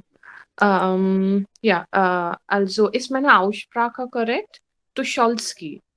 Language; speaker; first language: German; non-native, fluent; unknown